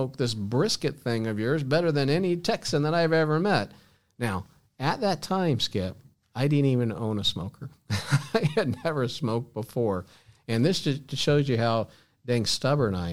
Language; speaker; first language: English; native; English